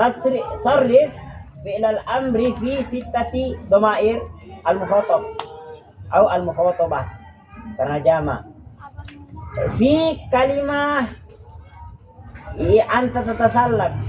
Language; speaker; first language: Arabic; non-native, fluent; Indonesian